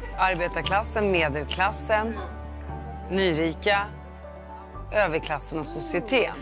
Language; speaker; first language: Swedish; early bilingual, other home language; Arabic